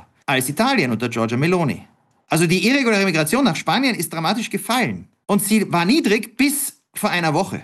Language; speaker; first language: German; native; German